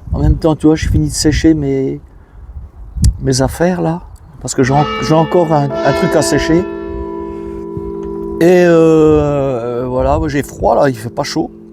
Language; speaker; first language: French; native; French